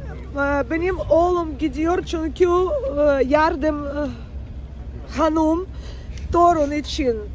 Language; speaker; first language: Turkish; non-native, learner; Ukrainian